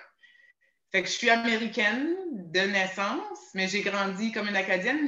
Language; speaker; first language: French; native; French